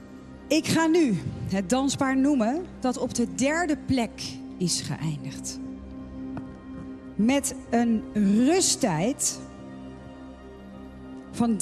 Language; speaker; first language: Dutch; native; Dutch